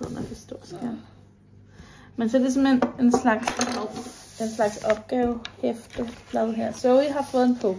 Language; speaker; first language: Danish; native; Danish